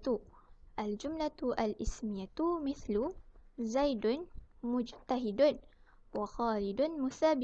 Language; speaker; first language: Arabic; non-native, learner; Malay